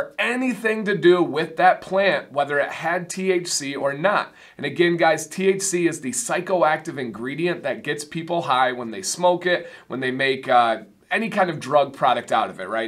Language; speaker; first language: English; native; English